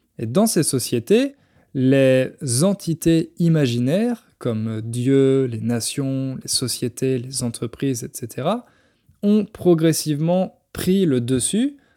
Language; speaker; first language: French; native; French